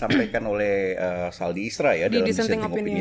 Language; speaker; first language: Indonesian; native; Indonesian